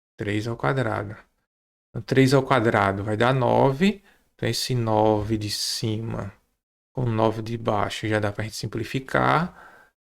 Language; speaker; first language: Portuguese; native; Portuguese